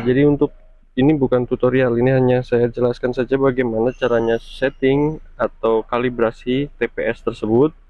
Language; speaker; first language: Indonesian; native; Indonesian